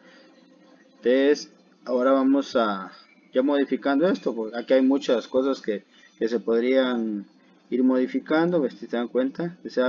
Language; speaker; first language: Spanish; native; Spanish